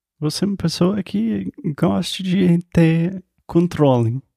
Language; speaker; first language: Portuguese; non-native, fluent; English